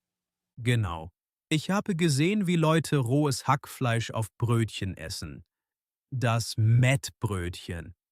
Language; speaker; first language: German; non-native, fluent; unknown